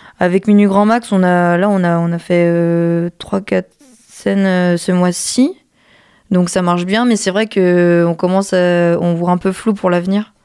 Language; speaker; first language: French; native; French